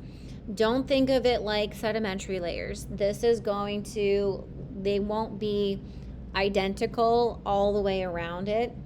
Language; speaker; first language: English; native; English